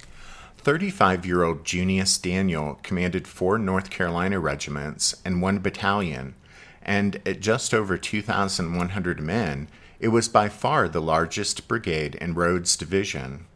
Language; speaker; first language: English; native; English